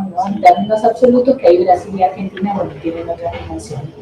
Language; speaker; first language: Spanish; native; Spanish